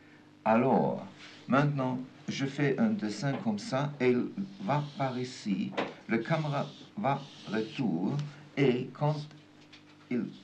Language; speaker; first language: French; non-native, fluent; German